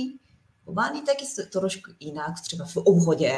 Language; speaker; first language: Czech; non-native, learner; Japanese